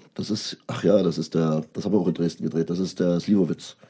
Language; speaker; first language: German; native; German